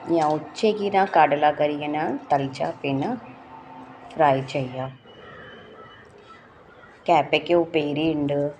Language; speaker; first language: Malayalam; non-native, learner; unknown